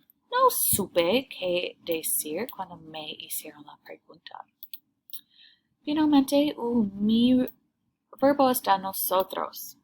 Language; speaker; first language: Spanish; non-native, learner; English